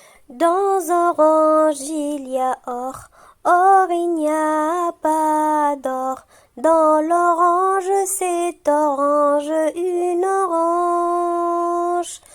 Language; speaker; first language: French; non-native, local second language; Arabic